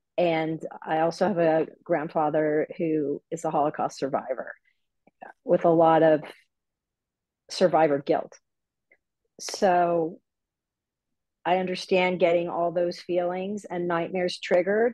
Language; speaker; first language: English; native; English